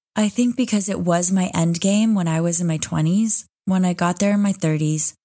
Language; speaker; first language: English; native; English